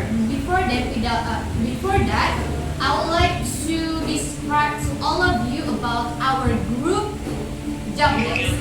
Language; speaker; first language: English; non-native, learner; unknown